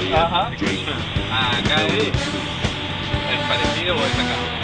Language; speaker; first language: Spanish; native; Spanish